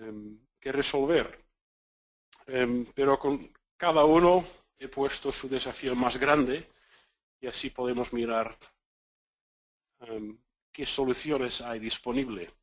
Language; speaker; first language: Spanish; non-native, fluent; Dutch